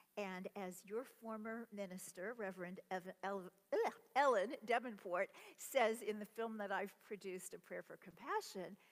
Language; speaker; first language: English; native; English